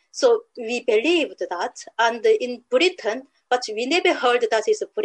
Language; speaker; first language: English; non-native, learner; Korean